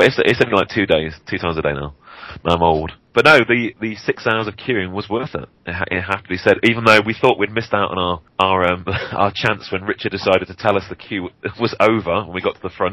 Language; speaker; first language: English; native; English